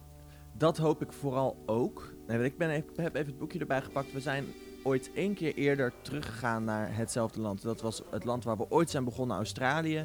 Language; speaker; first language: Dutch; native; Dutch